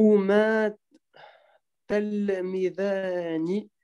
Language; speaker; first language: Arabic; non-native, learner; French